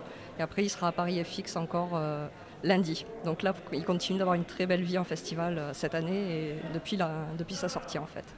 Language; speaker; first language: French; native; French